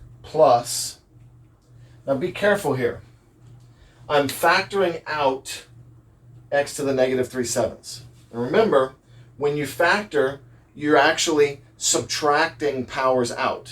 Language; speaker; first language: English; native; English